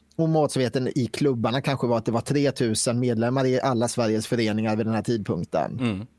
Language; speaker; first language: Swedish; native; Swedish